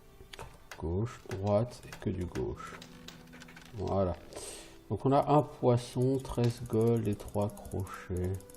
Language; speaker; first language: French; native; French